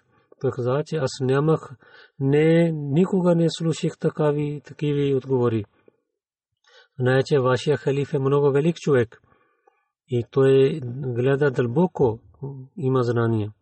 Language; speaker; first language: Bulgarian; non-native, learner; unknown